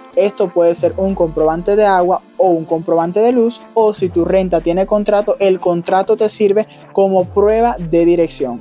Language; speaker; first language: Spanish; native; Spanish